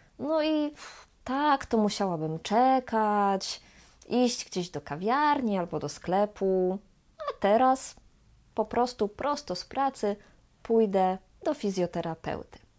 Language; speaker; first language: Polish; native; Polish